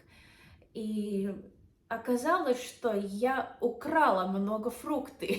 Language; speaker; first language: Russian; non-native, learner; English